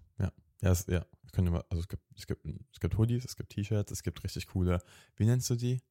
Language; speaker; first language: German; native; German